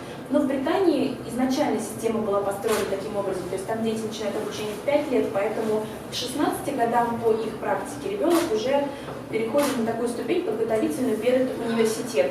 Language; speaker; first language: Russian; native; Russian